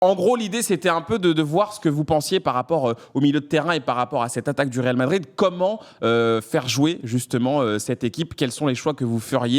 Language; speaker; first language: French; native; French